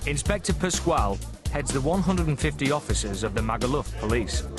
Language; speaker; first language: English; native; English